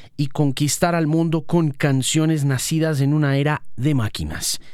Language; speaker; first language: Spanish; native; Spanish